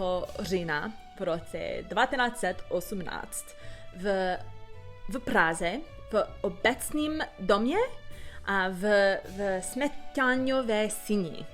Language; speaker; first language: Czech; non-native, learner; English